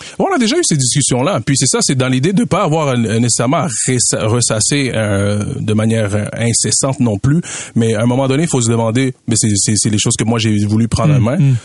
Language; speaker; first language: French; early bilingual, other home language; Swahili